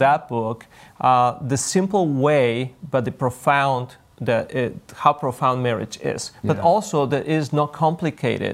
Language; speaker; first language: English; non-native, fluent; Spanish